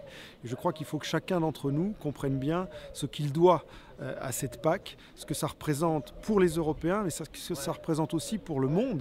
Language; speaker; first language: French; native; French